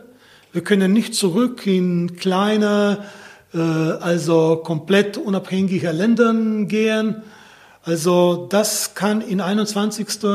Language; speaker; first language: German; non-native, fluent; Slovenian